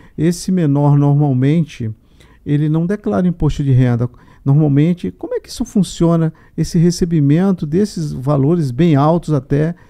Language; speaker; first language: Portuguese; native; Portuguese